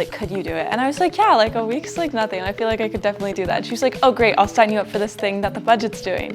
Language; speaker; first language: English; native; English